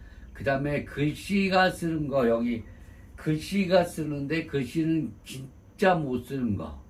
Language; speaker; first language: Korean; native; Korean